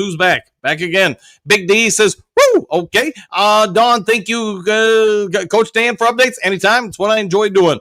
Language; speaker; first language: English; native; English